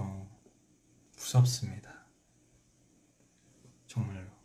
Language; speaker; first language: Korean; native; Korean